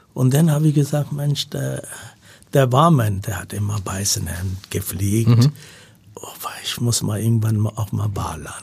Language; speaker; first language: German; non-native, learner; Punjabi